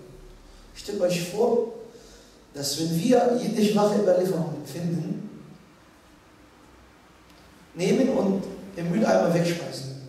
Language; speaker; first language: German; non-native, fluent; Arabic